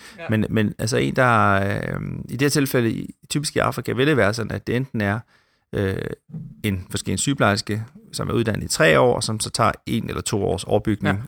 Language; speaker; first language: Danish; native; Danish